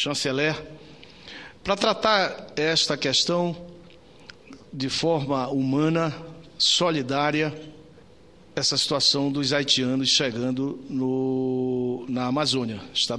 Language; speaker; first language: Portuguese; native; Portuguese